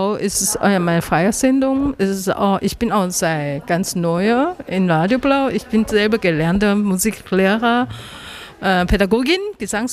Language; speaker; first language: German; non-native, learner; Chinese